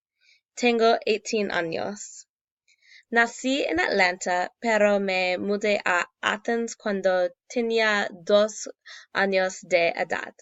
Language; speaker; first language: Spanish; non-native, learner; English